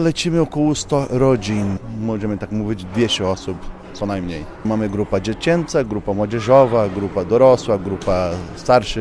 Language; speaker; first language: Polish; non-native, learner; Portuguese